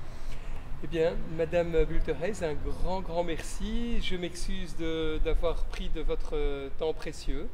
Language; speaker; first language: French; native; French